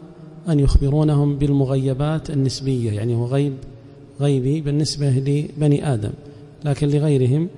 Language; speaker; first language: Arabic; native; Arabic